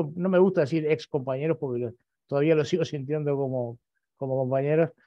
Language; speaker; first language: Spanish; native; Spanish